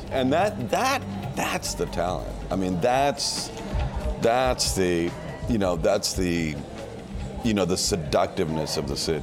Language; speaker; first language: English; non-native, fluent; Spanish